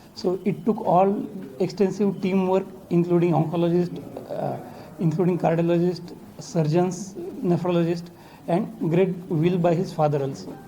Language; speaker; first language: English; non-native, local second language; Telugu